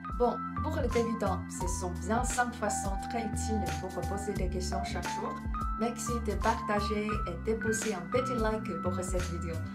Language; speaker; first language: French; non-native, fluent; Chinese